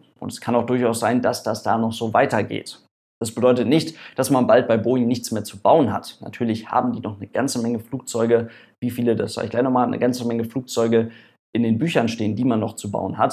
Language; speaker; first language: German; native; German